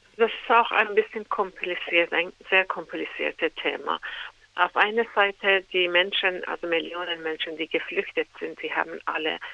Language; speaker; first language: German; non-native, fluent; Persian